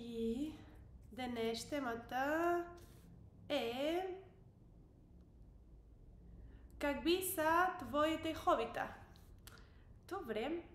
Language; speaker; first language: Bulgarian; non-native, learner; English